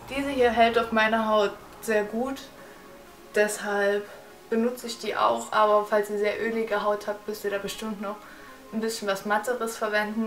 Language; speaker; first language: German; native; German